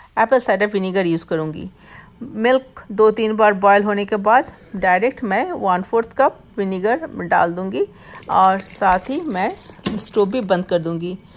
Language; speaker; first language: Hindi; non-native, local second language; Bangla